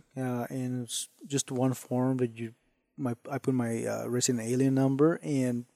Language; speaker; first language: English; non-native, fluent; Spanish